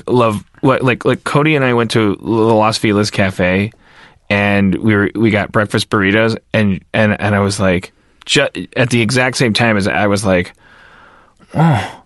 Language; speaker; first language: English; native; English